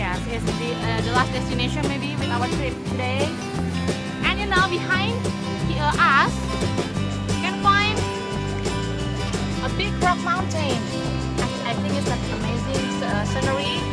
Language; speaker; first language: English; non-native, local second language; Indonesian